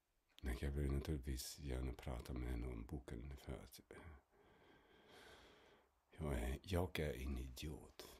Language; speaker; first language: Swedish; non-native, fluent; German